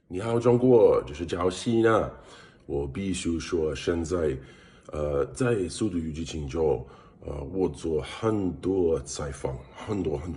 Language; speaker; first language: Chinese; non-native, learner; English